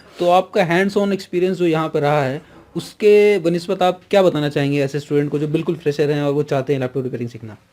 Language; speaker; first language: Hindi; native; Hindi